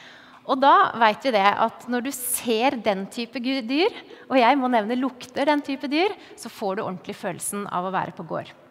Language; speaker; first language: Norwegian; native; Norwegian